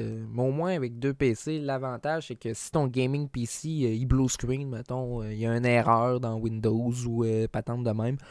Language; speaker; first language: French; native; French